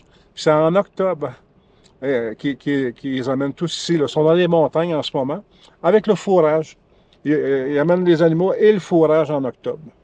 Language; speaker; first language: French; native; French